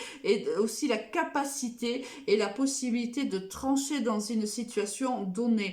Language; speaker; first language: French; native; French